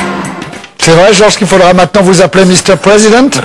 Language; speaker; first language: French; native; French